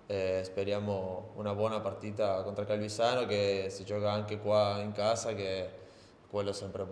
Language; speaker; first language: Italian; non-native, learner; Spanish